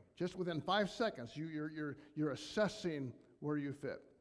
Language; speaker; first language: English; native; English